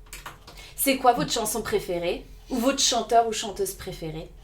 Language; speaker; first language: French; native; French